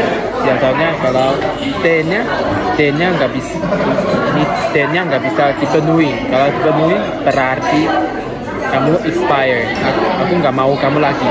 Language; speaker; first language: Indonesian; non-native, fluent; Chinese